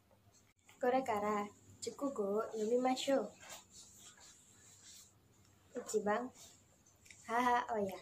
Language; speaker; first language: Japanese; non-native, learner; Indonesian